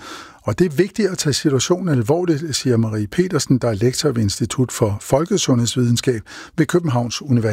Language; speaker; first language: Danish; native; Danish